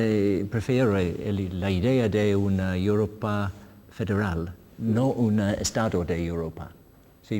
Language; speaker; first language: Spanish; non-native, learner; English